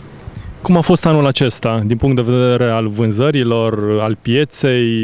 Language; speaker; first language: Romanian; native; Romanian